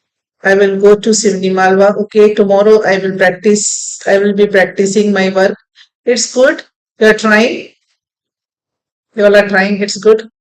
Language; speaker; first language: English; non-native, local second language; Hindi